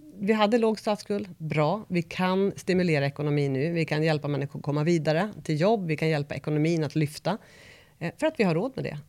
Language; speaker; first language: Swedish; native; Swedish